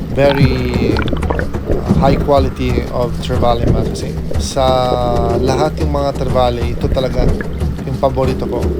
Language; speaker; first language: Filipino; non-native, fluent; Italian